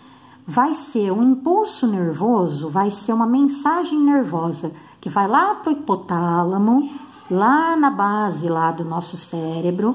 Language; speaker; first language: Portuguese; native; Portuguese